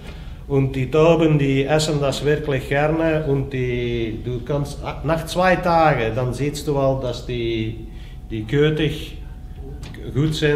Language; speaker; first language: German; non-native, learner; Dutch